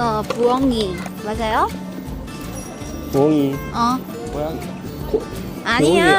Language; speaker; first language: Korean; non-native, learner; Vietnamese